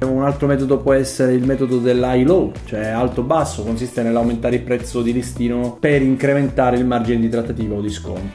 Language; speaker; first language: Italian; native; Italian